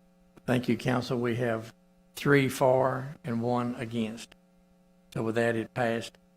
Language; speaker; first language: English; native; English